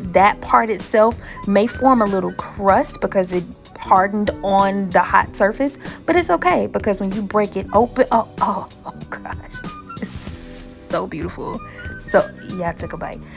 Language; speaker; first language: English; native; English